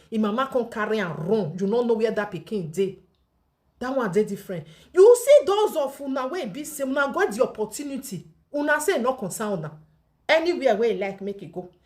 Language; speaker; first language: Nigerian Pidgin; native; Nigerian Pidgin